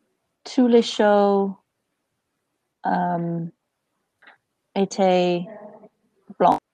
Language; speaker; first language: French; non-native, learner; English